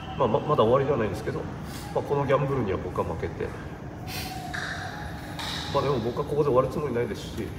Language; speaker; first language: Japanese; native; Japanese